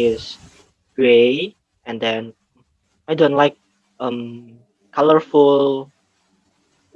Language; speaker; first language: English; non-native, learner; Indonesian